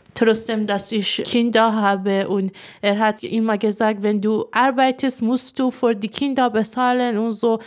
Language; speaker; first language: German; non-native, learner; Persian